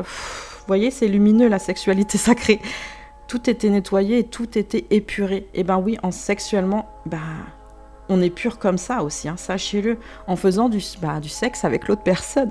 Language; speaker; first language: French; native; French